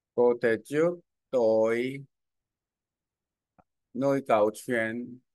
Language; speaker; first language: Vietnamese; non-native, learner; Korean